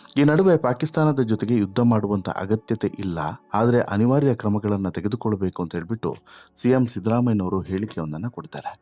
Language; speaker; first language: Kannada; native; Kannada